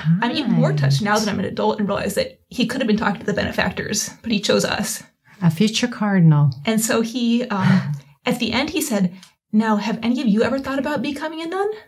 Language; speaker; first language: English; native; English